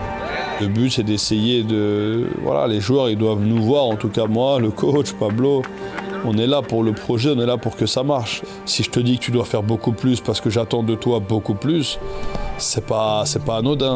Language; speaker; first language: French; native; French